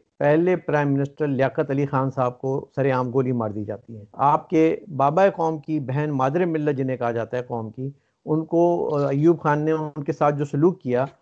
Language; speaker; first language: Urdu; native; Urdu